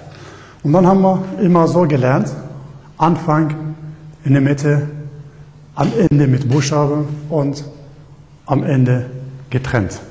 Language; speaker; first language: German; non-native, fluent; Arabic